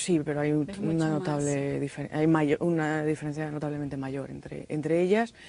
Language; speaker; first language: Spanish; native; Spanish